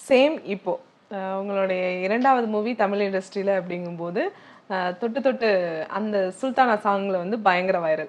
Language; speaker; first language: Tamil; native; Tamil